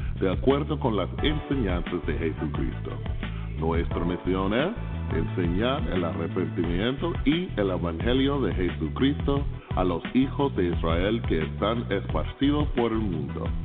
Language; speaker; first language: Spanish; non-native, fluent; English